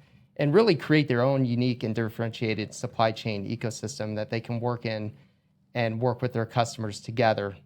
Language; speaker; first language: English; native; English